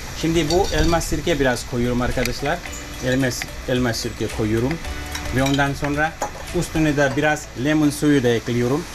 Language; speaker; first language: Turkish; non-native, learner; English